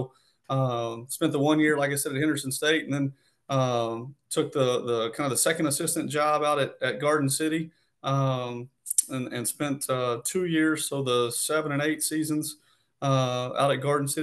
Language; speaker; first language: English; native; English